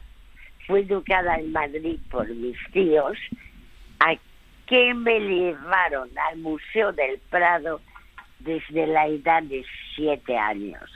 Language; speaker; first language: Spanish; early bilingual, other home language; French